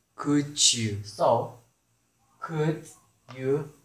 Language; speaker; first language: English; non-native, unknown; Indonesian